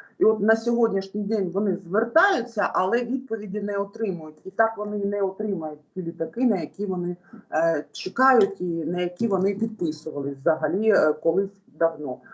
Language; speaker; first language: Ukrainian; native; Ukrainian